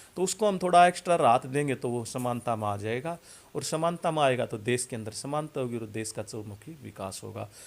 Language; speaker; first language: Hindi; native; Hindi